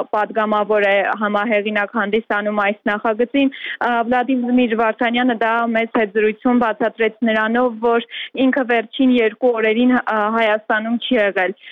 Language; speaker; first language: Armenian; native; Armenian